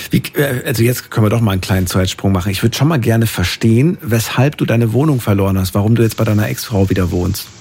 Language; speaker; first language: German; native; German